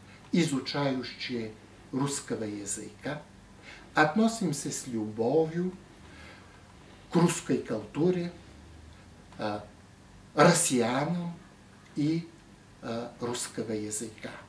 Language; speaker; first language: Russian; non-native, learner; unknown